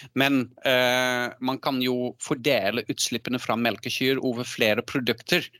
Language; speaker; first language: Norwegian; non-native, fluent; Dutch